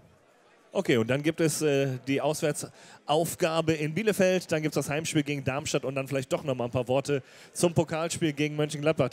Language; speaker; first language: German; native; German